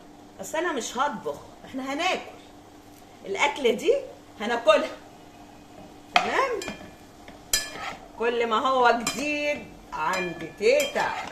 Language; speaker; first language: Arabic; native; Arabic